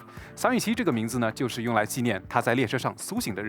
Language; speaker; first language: Chinese; native; Chinese